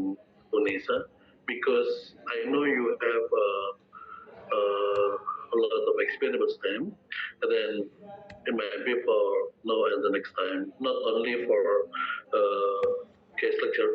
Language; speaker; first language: English; non-native, fluent; Indonesian